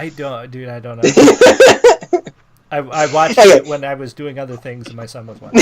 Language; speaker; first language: English; native; English